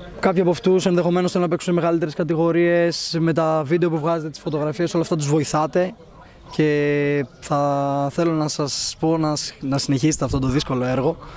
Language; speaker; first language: Greek; native; Greek